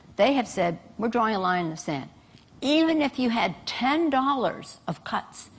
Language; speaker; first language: English; native; English